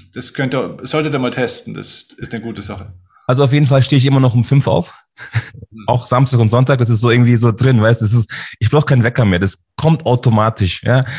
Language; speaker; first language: German; native; German